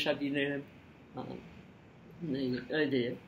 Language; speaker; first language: Azerbaijani; non-native, learner; French